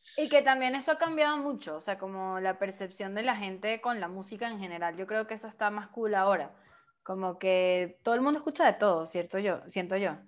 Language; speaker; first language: Spanish; native; Spanish